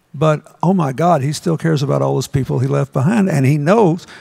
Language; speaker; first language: English; native; English